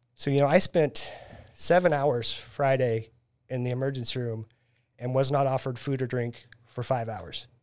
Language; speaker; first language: English; native; English